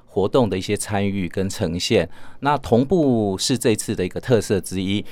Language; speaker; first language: Chinese; native; Chinese